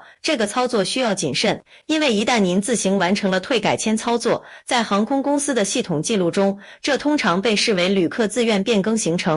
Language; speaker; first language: Chinese; native; Chinese